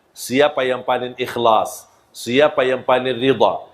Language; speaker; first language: Malay; non-native, fluent; Arabic